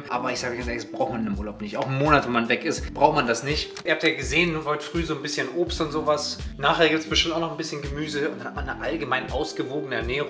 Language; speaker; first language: German; native; German